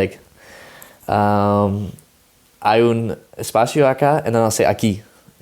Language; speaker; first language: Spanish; non-native, learner; Dutch